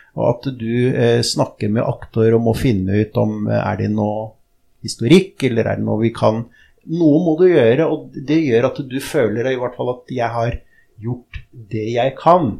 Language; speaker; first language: Norwegian; early bilingual, other home language; Arabic